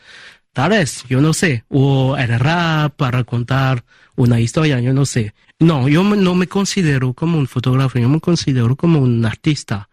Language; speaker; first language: Spanish; early bilingual, heritage; Spanish